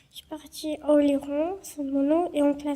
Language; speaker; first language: French; non-native, learner; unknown